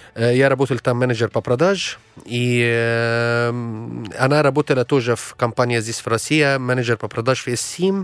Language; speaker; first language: Russian; non-native, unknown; Arabic